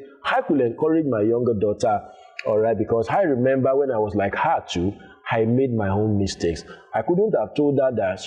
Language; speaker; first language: English; non-native, local second language; Yoruba